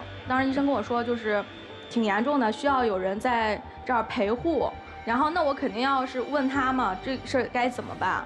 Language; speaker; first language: Chinese; native; Chinese